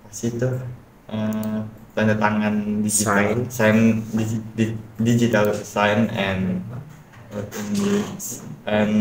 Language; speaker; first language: English; non-native, learner; Indonesian